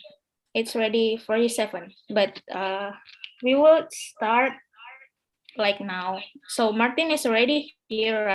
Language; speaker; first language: English; non-native, fluent; Indonesian